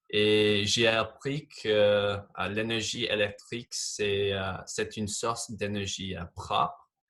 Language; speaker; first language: French; non-native, fluent; English